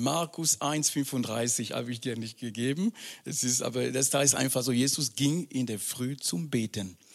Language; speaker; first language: German; non-native, fluent; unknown